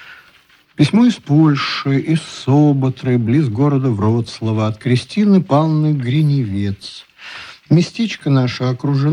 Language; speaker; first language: Russian; native; Russian